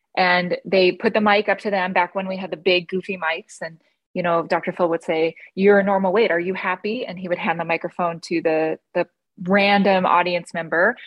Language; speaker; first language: English; native; English